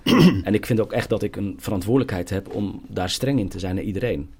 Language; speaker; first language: Dutch; native; Dutch